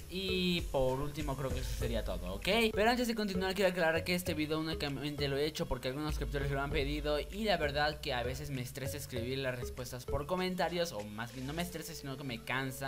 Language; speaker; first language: Spanish; native; Spanish